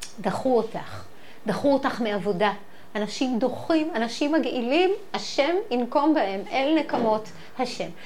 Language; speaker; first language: Hebrew; native; Hebrew